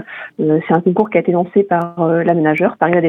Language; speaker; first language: French; native; French